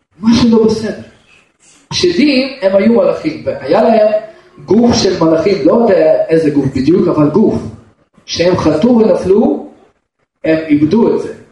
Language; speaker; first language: Hebrew; non-native, fluent; Russian